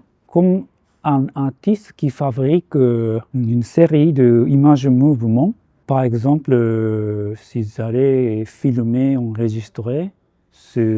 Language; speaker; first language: French; non-native, fluent; Japanese